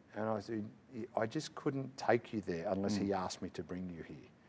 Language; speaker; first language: English; native; English